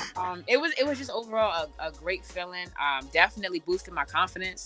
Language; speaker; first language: English; early bilingual, other home language; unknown